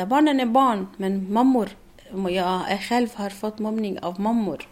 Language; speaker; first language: Swedish; non-native, learner; Arabic